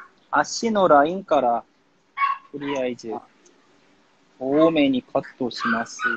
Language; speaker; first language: Japanese; non-native, fluent; Korean